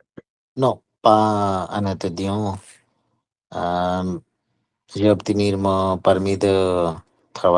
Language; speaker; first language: French; non-native, learner; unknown